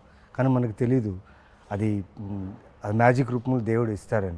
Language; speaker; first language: Telugu; native; Telugu